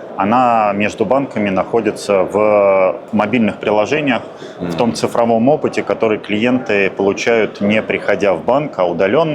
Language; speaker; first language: Russian; native; Russian